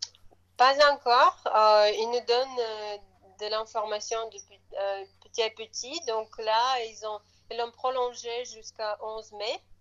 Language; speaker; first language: French; non-native, fluent; Russian